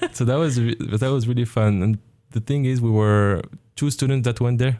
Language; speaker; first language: English; non-native, fluent; Arabic